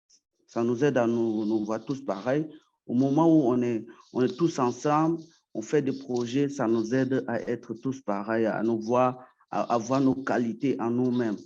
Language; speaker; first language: French; early bilingual, other home language; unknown